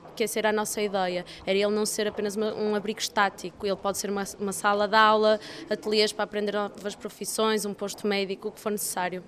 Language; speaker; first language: Portuguese; native; Portuguese